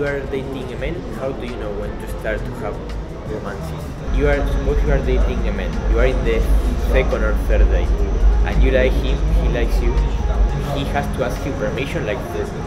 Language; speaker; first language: English; non-native, learner; Spanish